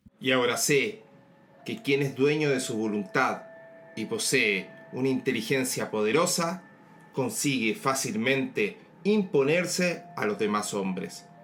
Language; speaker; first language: Spanish; native; Spanish